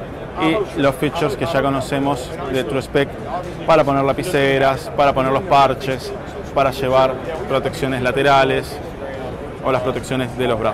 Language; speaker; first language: Spanish; native; Spanish